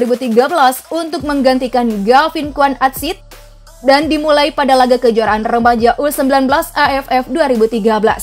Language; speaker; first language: Indonesian; native; Indonesian